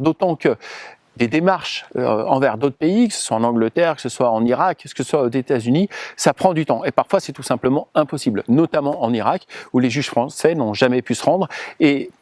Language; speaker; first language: French; native; French